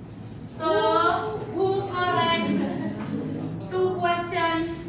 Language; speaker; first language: English; non-native, fluent; Indonesian